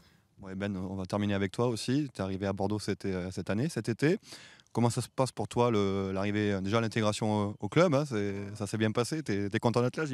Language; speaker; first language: French; native; French